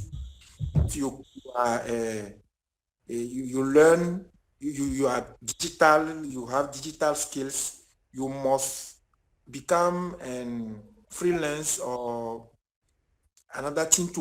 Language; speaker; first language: English; non-native, learner; French